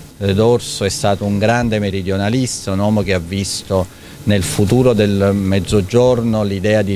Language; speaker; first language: Italian; native; Italian